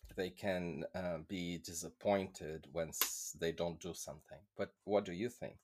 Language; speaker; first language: English; non-native, fluent; Portuguese